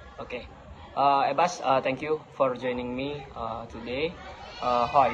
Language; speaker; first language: English; non-native, learner; Indonesian